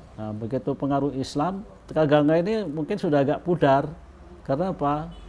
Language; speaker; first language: Indonesian; non-native, local second language; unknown